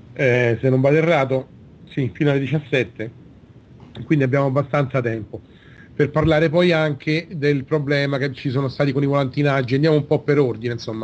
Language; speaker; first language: Italian; native; Italian